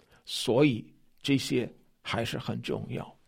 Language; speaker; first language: Chinese; non-native, fluent; English